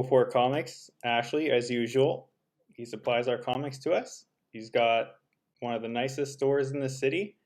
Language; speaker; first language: English; native; English